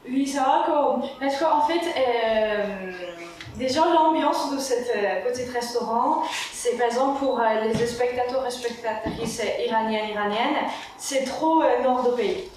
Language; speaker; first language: French; non-native, fluent; Persian